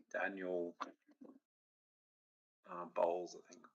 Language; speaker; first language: English; native; English